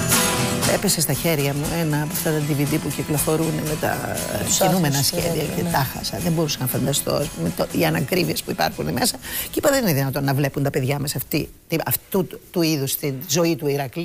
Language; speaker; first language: Greek; native; Greek